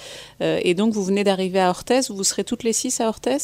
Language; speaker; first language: French; native; French